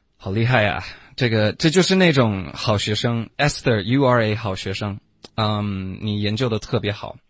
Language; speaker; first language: Chinese; non-native, fluent; English